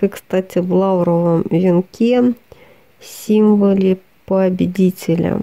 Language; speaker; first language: Russian; native; Russian